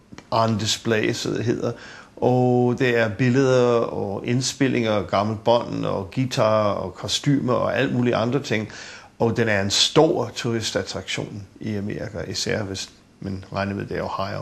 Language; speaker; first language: Danish; non-native, fluent; English